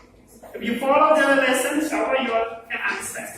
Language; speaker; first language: English; non-native, learner; Indonesian